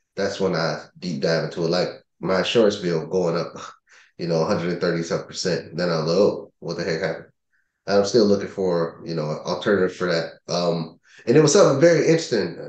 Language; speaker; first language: English; native; English